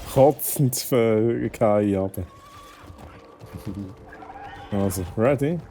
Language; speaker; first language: German; native; German